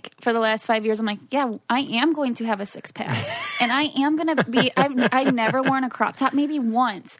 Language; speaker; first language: English; native; English